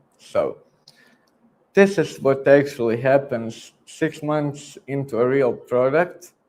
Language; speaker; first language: English; non-native, fluent; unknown